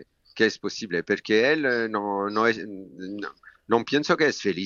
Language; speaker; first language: Spanish; non-native, learner; French